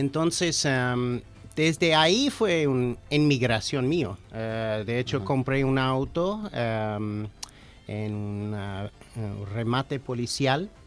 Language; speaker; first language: Spanish; non-native, fluent; English